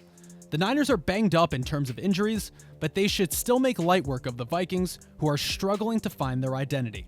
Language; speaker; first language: English; native; English